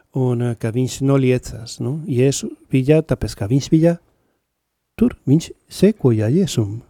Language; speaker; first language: Latvian; non-native, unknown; Spanish